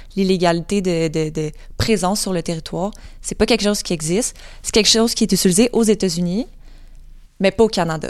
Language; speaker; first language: French; native; French